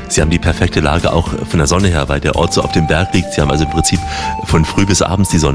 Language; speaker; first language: German; native; German